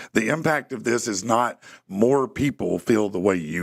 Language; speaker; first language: English; native; English